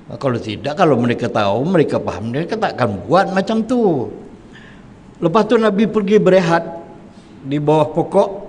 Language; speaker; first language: Malay; native; Malay